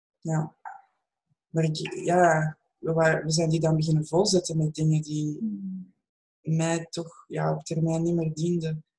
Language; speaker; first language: Dutch; native; Dutch